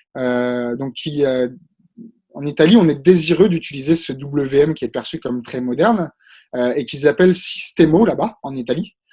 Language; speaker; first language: French; native; French